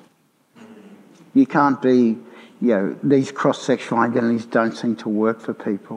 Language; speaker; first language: English; native; English